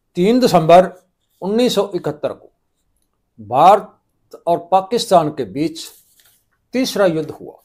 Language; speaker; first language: Hindi; non-native, local second language; Punjabi